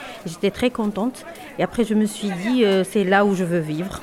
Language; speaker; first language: French; non-native, local second language; Arabic